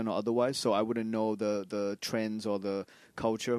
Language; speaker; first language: English; non-native, local second language; Chinese